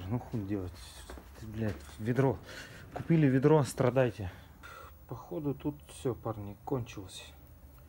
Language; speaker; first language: Russian; native; Russian